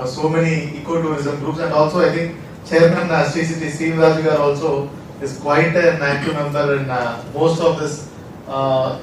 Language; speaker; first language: English; non-native, local second language; Telugu